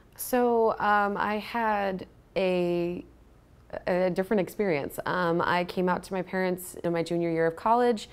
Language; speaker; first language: English; native; English